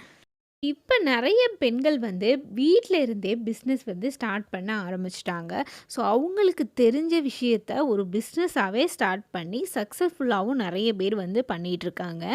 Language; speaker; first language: Tamil; native; Tamil